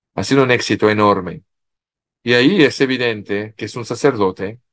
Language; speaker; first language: Spanish; non-native, fluent; French